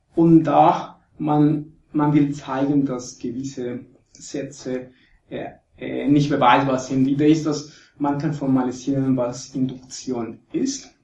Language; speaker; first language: German; non-native, fluent; Spanish